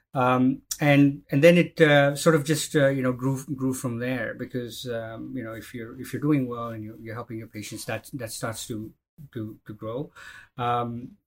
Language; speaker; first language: English; non-native, fluent; Arabic